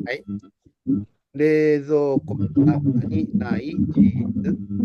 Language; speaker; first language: Japanese; non-native, fluent; Indonesian